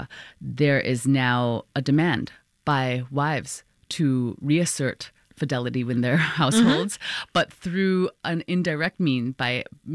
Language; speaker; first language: English; non-native, local second language; Cantonese